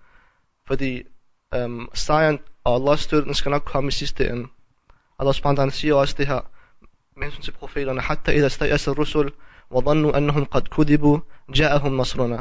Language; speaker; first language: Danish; early bilingual, other home language; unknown